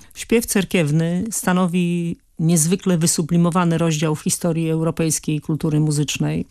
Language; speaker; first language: Polish; native; Polish